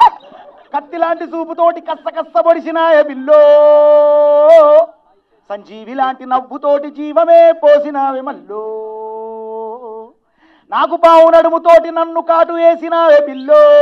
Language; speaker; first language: Telugu; native; Telugu